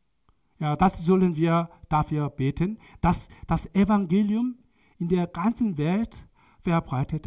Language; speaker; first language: German; non-native, learner; Korean